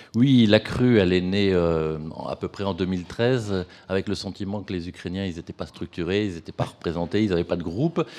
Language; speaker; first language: French; native; French